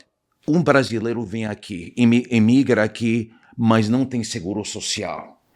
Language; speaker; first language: Portuguese; non-native, fluent; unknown